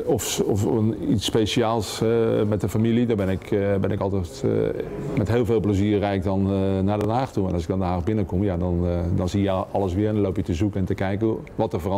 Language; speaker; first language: Dutch; native; Dutch